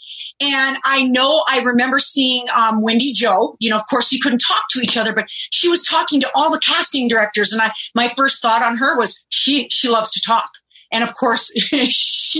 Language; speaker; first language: English; early bilingual, other home language; German